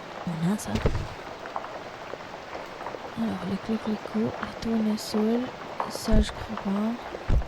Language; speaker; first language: French; non-native, fluent; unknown